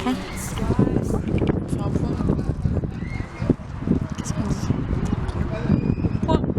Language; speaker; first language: French; native; French